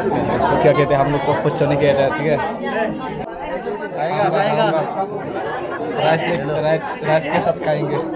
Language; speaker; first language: Hindi; non-native, local second language; Chakma